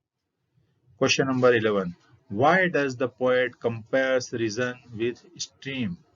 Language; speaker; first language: Hindi; native; Hindi